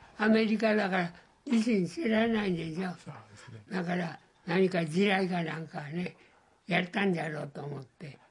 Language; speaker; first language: Japanese; native; Japanese